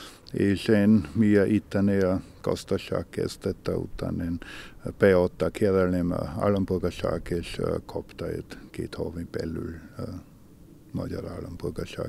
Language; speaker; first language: Hungarian; non-native, learner; German